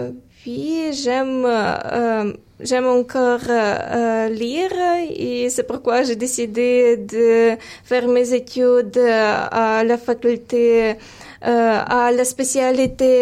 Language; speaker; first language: French; non-native, fluent; Ukrainian